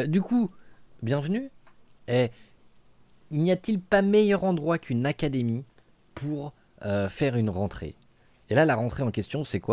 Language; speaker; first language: French; native; French